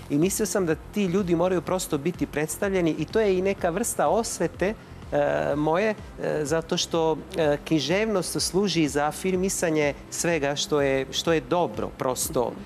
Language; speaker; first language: Bosnian; non-native, fluent; Italian